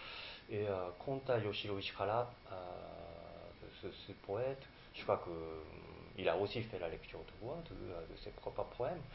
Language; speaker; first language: French; non-native, fluent; Japanese